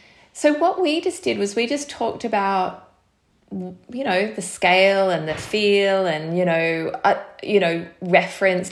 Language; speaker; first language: English; native; English